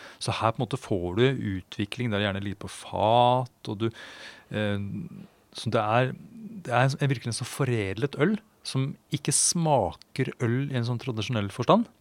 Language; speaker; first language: Norwegian; non-native, fluent; Swedish